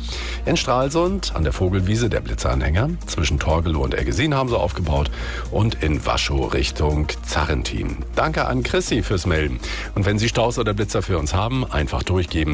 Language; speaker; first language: German; native; German